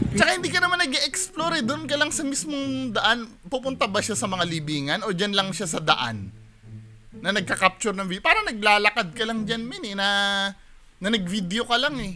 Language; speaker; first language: Filipino; native; Filipino